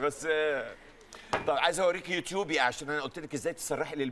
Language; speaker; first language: Arabic; native; Arabic